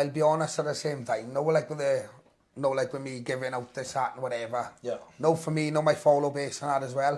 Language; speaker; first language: English; native; English